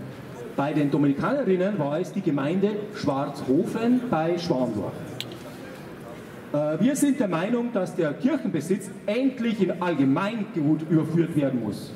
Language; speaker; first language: German; native; German